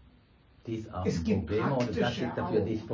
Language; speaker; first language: German; non-native, fluent; Sinhala